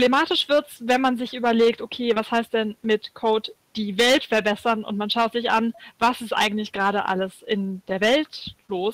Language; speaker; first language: German; native; German